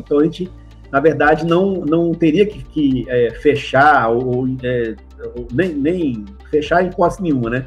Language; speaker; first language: Portuguese; native; Portuguese